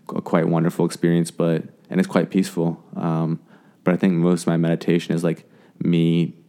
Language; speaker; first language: English; native; English